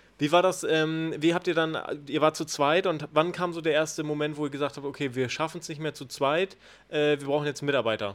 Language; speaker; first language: German; native; German